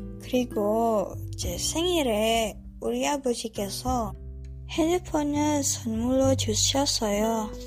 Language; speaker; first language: Korean; non-native, learner; Indonesian